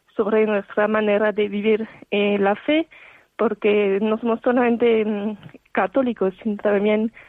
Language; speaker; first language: Spanish; non-native, fluent; French